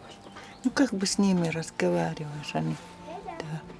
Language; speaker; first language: Russian; native; Russian